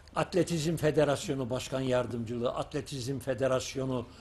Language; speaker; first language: Turkish; native; Turkish